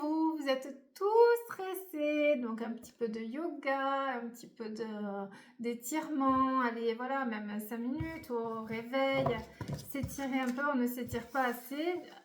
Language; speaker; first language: French; native; French